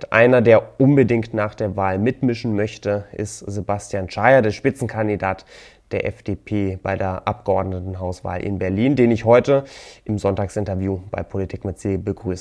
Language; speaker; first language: German; native; German